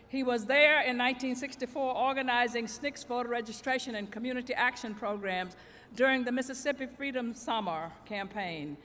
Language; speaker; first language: English; native; English